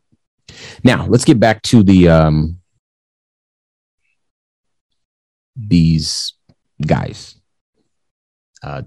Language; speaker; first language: English; native; English